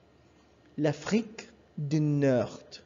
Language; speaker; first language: French; non-native, learner; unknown